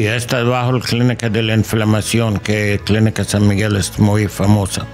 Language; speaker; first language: Spanish; non-native, learner; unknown